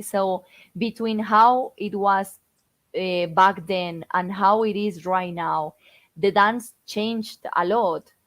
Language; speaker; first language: English; non-native, fluent; Spanish